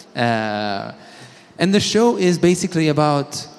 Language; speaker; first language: English; non-native, fluent; Swedish